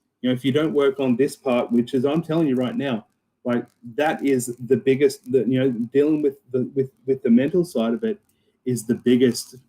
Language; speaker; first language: English; native; English